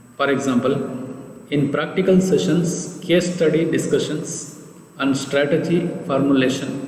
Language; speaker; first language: English; non-native, local second language; Kannada